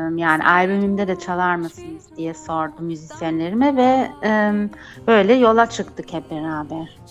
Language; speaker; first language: Turkish; early bilingual, heritage; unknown